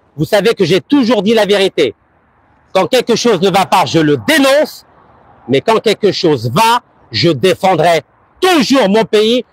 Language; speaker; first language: French; early bilingual, other home language; Arabic